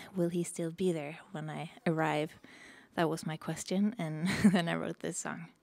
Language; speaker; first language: English; non-native, fluent; Norwegian